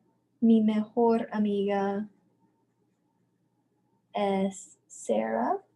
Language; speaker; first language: Spanish; non-native, fluent; English